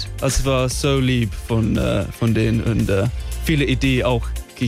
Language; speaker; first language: German; non-native, fluent; English